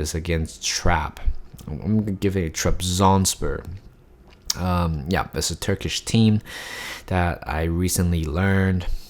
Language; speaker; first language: English; non-native, fluent; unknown